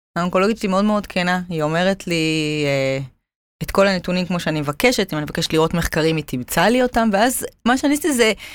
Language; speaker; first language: Hebrew; native; Hebrew